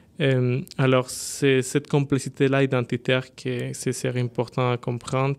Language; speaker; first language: French; non-native, fluent; Spanish